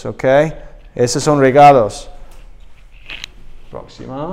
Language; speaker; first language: Spanish; non-native, learner; English